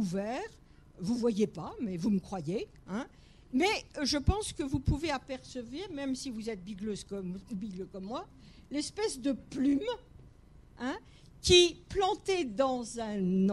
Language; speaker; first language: French; native; French